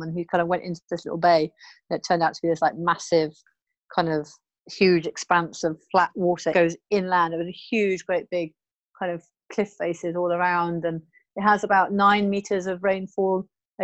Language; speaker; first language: English; native; English